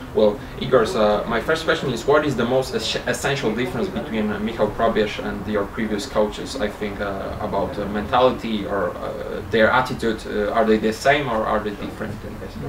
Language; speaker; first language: English; non-native, fluent; Polish